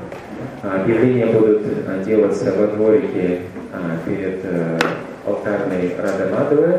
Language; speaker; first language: Russian; native; Russian